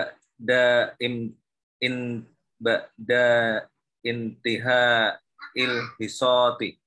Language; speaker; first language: Arabic; non-native, learner; Indonesian